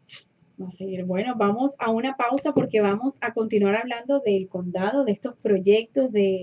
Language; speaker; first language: Spanish; native; Spanish